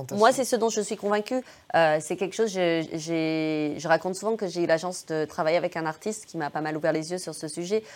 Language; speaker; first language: French; early bilingual, other home language; English